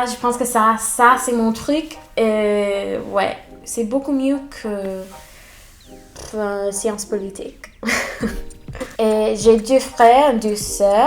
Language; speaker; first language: French; non-native, fluent; English